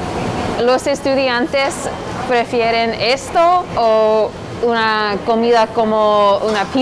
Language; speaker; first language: Spanish; non-native, learner; English